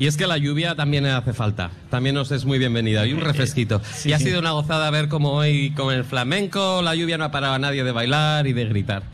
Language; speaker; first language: Spanish; native; Spanish